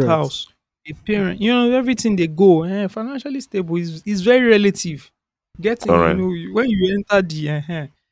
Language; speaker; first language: English; non-native, local second language; Yoruba